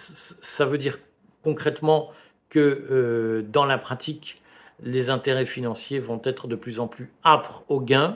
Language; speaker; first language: French; native; French